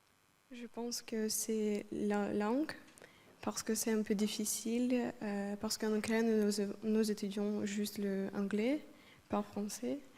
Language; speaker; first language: French; non-native, learner; Ukrainian